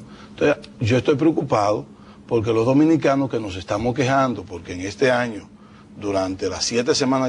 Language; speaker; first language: Spanish; native; Spanish